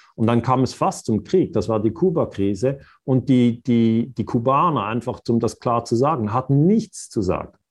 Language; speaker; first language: German; native; German